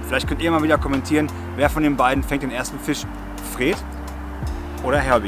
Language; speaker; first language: German; native; German